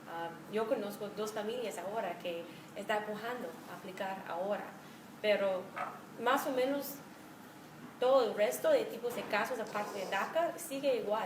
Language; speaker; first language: Spanish; non-native, fluent; English